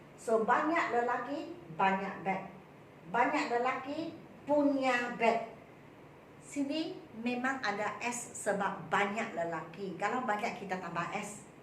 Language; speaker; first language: Malay; non-native, local second language; Chinese